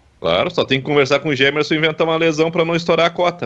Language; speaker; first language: Portuguese; native; Portuguese